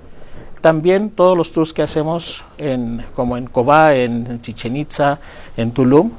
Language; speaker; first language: Spanish; non-native, fluent; Greek